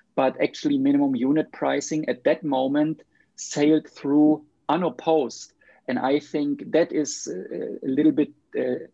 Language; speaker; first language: English; non-native, fluent; German